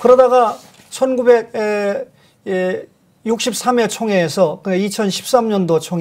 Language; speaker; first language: Korean; native; Korean